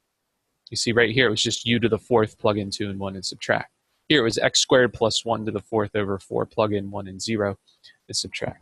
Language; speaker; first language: English; native; English